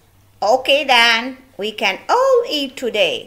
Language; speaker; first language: English; non-native, fluent; Albanian